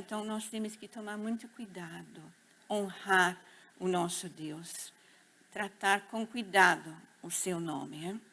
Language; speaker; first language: Portuguese; non-native, fluent; English